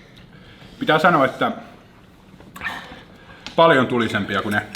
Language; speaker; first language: Finnish; native; Finnish